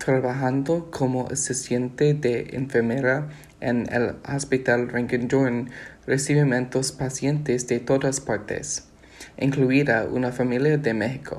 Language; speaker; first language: Spanish; non-native, learner; English